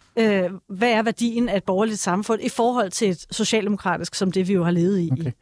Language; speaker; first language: Danish; native; Danish